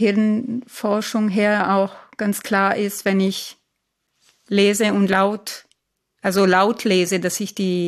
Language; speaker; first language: German; non-native, fluent; Italian